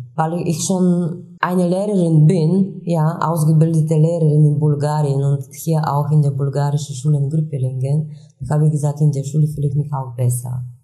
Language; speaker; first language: German; non-native, fluent; Bulgarian